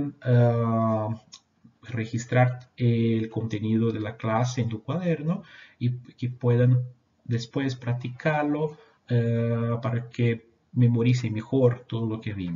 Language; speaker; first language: Spanish; non-native, fluent; Portuguese